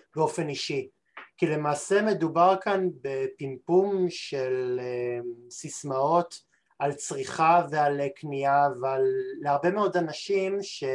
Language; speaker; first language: Hebrew; native; Hebrew